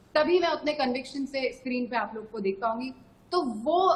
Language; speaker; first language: Hindi; native; Hindi